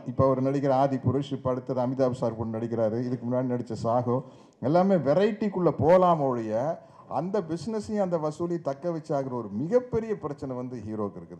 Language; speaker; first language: Tamil; native; Tamil